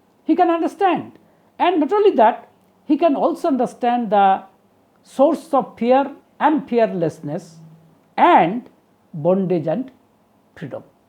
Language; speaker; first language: English; non-native, local second language; Bangla